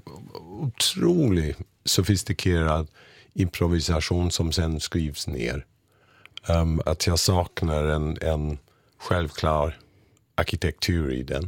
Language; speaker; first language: Swedish; non-native, fluent; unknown